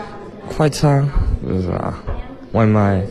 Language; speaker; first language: Chinese; early bilingual, heritage; Chinese